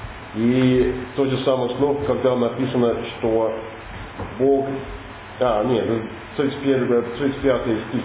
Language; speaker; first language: Russian; non-native, learner; English